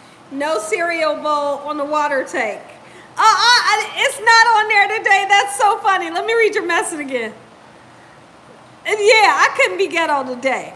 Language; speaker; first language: English; native; English